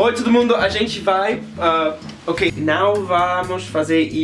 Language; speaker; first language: Portuguese; non-native, learner; English